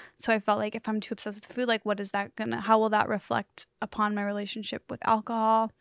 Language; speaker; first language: English; native; English